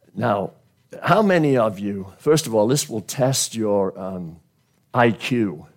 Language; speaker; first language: English; native; English